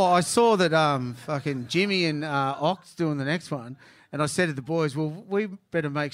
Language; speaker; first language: English; native; English